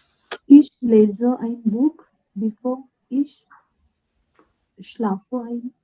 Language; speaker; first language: German; non-native, learner; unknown